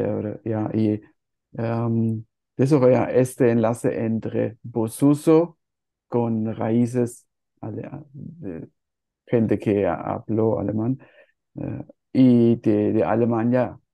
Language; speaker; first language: Spanish; non-native, fluent; German